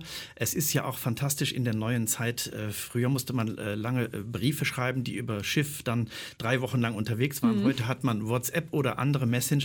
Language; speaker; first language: German; native; German